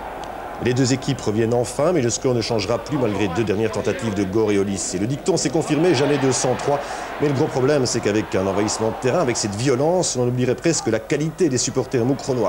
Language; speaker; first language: French; native; French